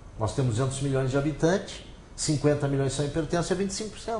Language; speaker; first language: Portuguese; native; Portuguese